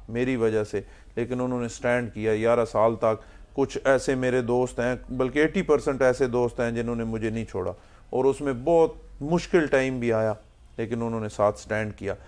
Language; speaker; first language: Urdu; non-native, local second language; Punjabi